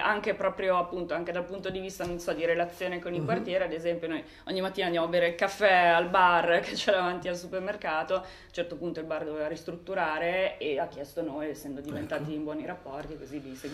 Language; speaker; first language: Italian; native; Italian